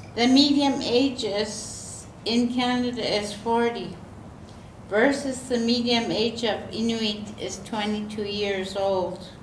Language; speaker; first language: English; native; English